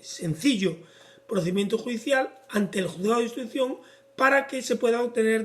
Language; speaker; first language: Spanish; native; Spanish